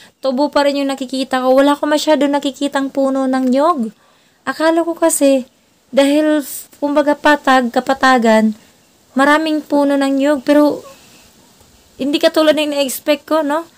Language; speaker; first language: Filipino; native; Filipino